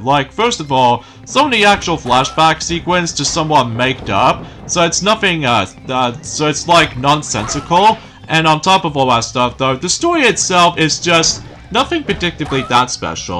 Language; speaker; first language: English; native; English